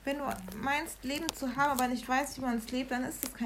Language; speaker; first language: German; native; German